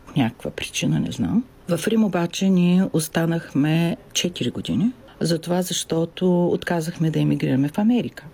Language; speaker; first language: Bulgarian; native; Bulgarian